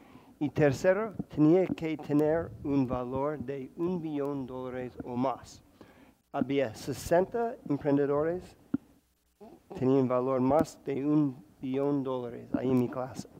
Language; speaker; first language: Spanish; non-native, fluent; English